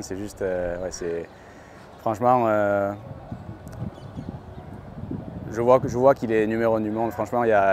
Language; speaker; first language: French; non-native, fluent; Spanish